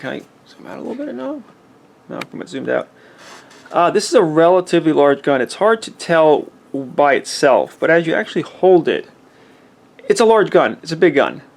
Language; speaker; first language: English; native; English